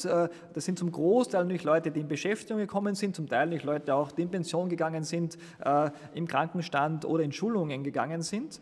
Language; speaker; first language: German; native; German